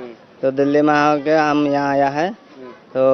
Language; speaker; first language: Hindi; non-native, fluent; Rohingya